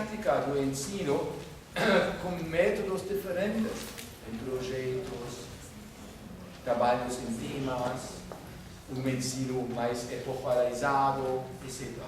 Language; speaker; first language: Portuguese; non-native, fluent; German